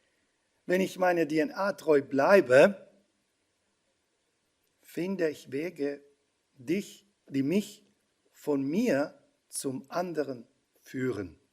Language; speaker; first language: German; non-native, fluent; Italian